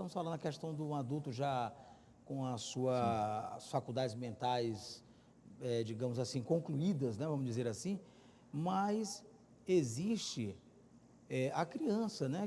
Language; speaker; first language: Portuguese; native; Portuguese